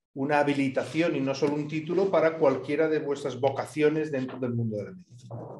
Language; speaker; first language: Spanish; native; Spanish